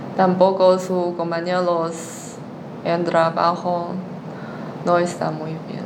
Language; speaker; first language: Spanish; non-native, learner; Chinese